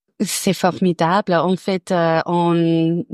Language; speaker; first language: French; non-native, learner; English